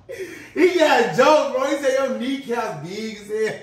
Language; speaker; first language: English; native; English